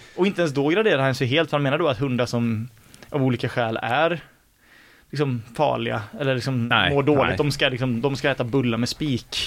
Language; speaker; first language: Swedish; native; Swedish